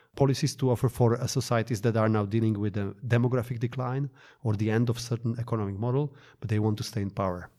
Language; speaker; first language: English; non-native, fluent; Slovak